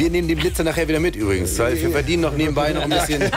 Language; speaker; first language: German; native; German